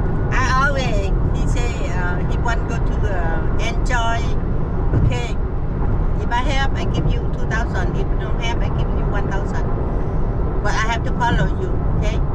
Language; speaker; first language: English; non-native, learner; Vietnamese